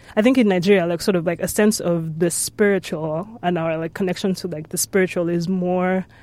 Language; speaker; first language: English; non-native, local second language; Yoruba